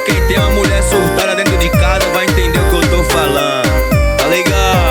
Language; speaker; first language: Portuguese; native; Portuguese